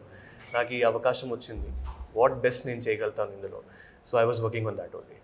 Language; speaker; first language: Telugu; non-native, fluent; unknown